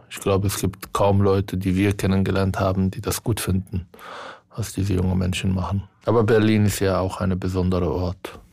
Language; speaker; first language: German; non-native, fluent; Arabic